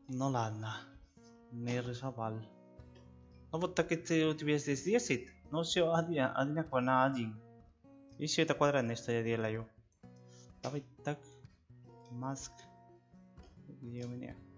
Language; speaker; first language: Russian; non-native, learner; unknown